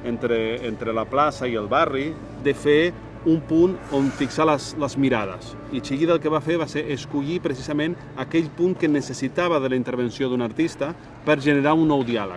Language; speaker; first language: Catalan; native; Catalan